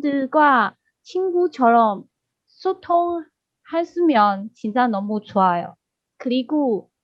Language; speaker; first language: Korean; non-native, learner; Chinese